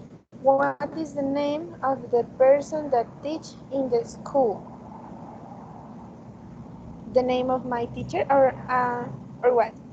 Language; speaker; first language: English; non-native, learner; Spanish